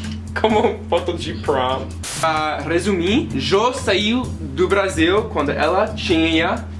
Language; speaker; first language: Portuguese; non-native, learner; English